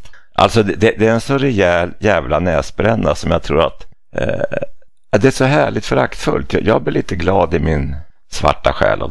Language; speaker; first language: Swedish; native; Swedish